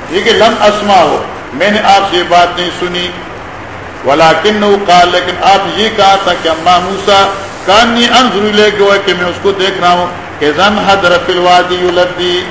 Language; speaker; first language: Urdu; native; Urdu